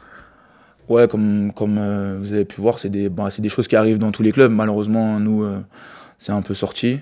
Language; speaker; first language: French; native; French